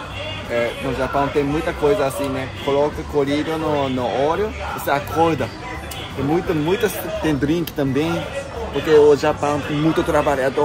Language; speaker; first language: Portuguese; non-native, fluent; Japanese